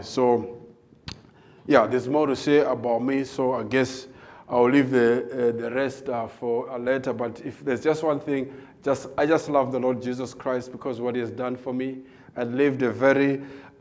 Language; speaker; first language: English; non-native, local second language; Nyanja